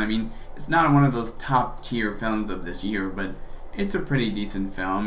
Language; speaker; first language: English; native; English